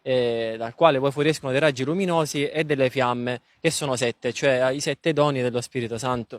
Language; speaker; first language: Italian; native; Italian